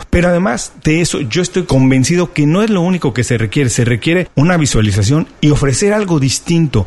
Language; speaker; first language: Spanish; native; Spanish